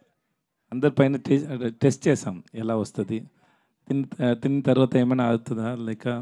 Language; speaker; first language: Telugu; non-native, learner; Tamil